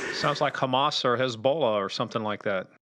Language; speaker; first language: English; native; English